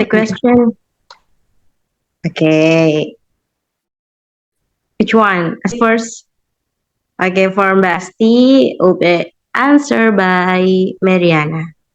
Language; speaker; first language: English; non-native, learner; Indonesian